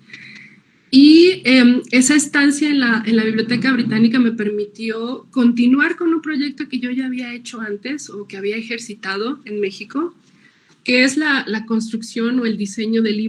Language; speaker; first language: Spanish; native; Spanish